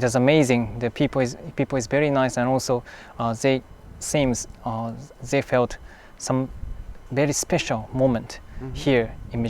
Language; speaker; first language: English; non-native, fluent; Japanese